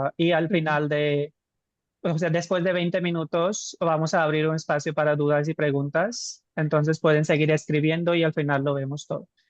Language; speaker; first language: Spanish; non-native, fluent; Hindi